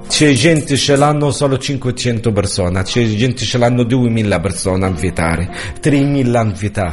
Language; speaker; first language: Italian; non-native, learner; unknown